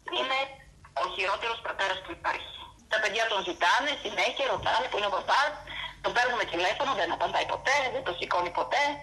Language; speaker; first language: Greek; non-native, fluent; Bulgarian